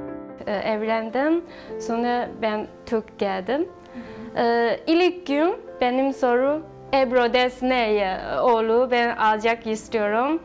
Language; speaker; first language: Turkish; non-native, learner; Chinese